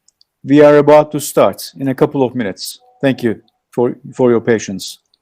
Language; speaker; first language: English; non-native, fluent; Turkish